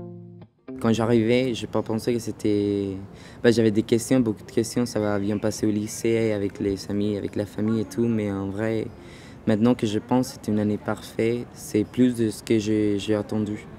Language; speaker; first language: French; non-native, fluent; Spanish